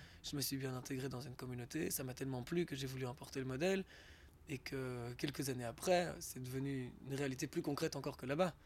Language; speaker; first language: French; native; French